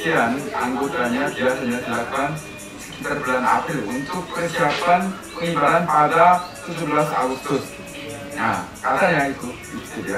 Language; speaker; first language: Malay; non-native, fluent; Korean